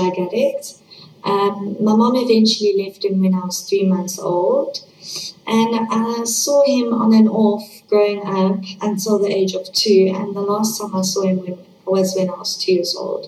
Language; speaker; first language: English; native; English